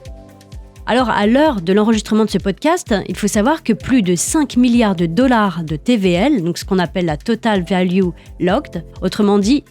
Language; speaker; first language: French; native; French